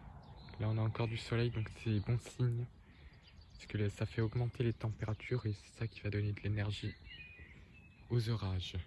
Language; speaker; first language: French; native; French